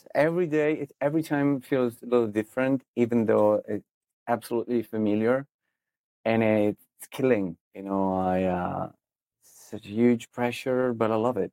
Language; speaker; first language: English; non-native, fluent; Italian